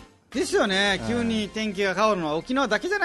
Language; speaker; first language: Japanese; non-native, fluent; Nepali